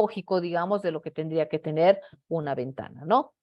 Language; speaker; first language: Spanish; native; Spanish